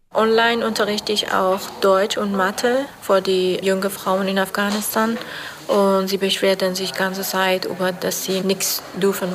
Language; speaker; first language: German; non-native, learner; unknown